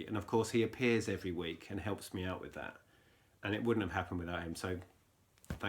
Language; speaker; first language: English; native; English